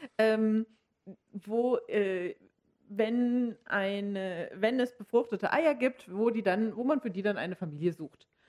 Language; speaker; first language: German; native; German